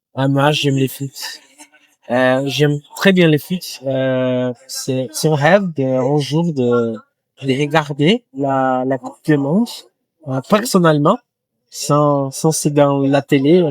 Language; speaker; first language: French; non-native, learner; Portuguese